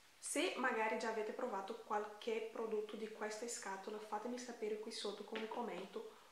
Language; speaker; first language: Italian; non-native, fluent; Portuguese